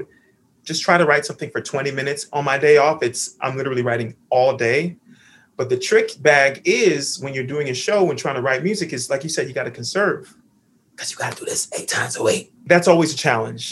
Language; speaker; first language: English; native; English